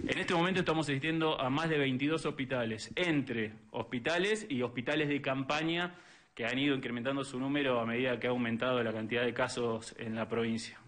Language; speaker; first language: Spanish; native; Spanish